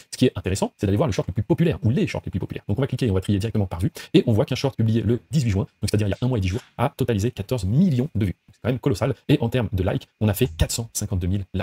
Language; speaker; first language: French; native; French